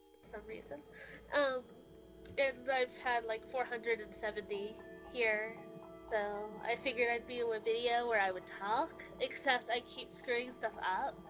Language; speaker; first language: English; native; English